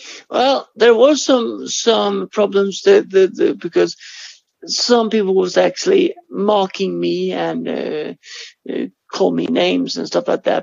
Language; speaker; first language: English; non-native, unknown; Swedish